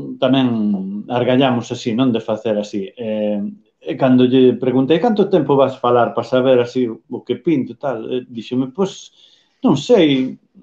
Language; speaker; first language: Galician; native; Galician